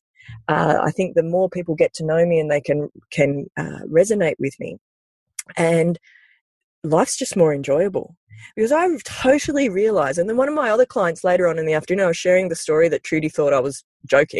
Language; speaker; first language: English; native; English